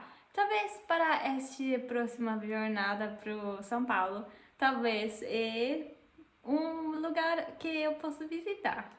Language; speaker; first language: Portuguese; non-native, fluent; German